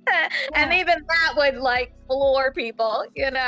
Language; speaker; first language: English; native; English